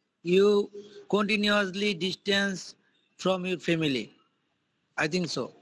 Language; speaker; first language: English; non-native, local second language; Bangla